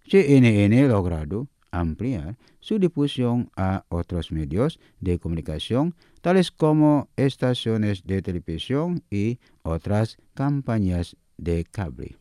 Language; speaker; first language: Spanish; non-native, fluent; Indonesian